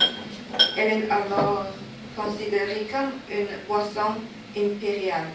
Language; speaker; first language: French; non-native, learner; Chinese